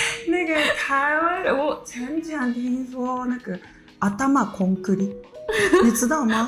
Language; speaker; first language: Chinese; non-native, learner; Japanese